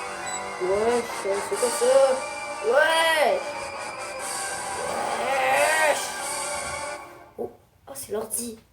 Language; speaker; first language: French; native; French